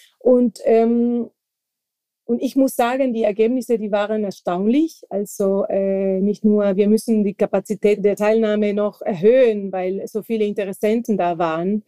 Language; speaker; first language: German; non-native, fluent; Spanish